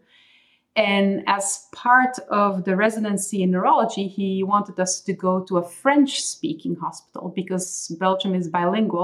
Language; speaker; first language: English; non-native, fluent; Dutch